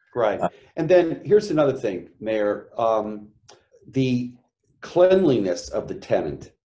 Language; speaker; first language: English; native; English